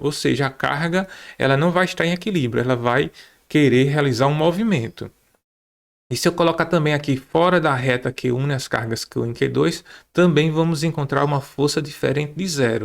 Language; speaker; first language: Portuguese; native; Portuguese